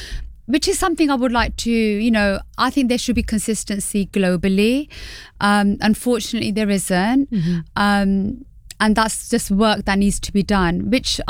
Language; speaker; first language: English; native; English